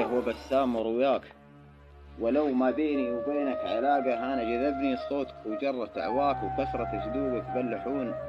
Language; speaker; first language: Arabic; native; Arabic